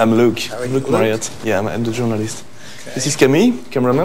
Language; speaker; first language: English; non-native, fluent; French